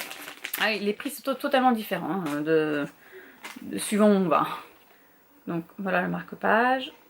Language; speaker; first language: French; native; French